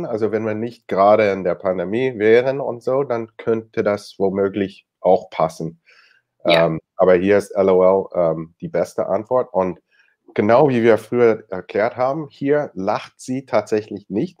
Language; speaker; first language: German; non-native, fluent; English